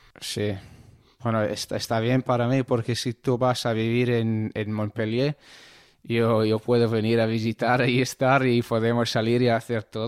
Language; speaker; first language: Spanish; non-native, learner; English